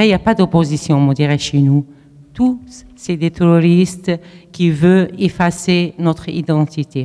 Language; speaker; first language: French; non-native, fluent; Arabic